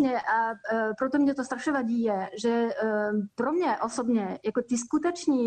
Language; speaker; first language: Czech; non-native, fluent; French